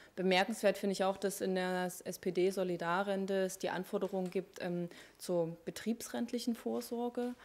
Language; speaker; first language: German; native; German